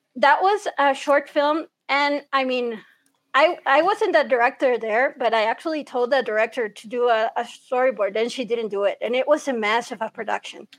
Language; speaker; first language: English; early bilingual, other home language; Spanish